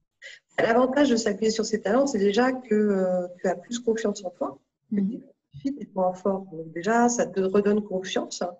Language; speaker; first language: French; native; French